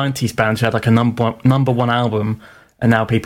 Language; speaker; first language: English; native; English